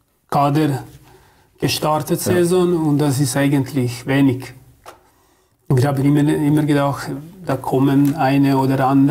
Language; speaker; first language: German; non-native, fluent; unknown